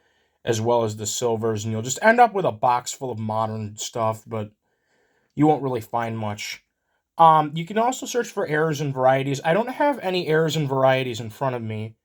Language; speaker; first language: English; native; English